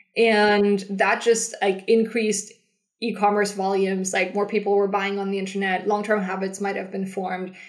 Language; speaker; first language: English; non-native, fluent; German